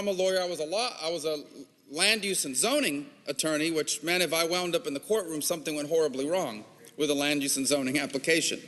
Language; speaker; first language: English; native; English